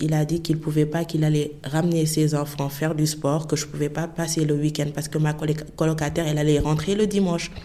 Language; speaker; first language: French; non-native, local second language; Wolof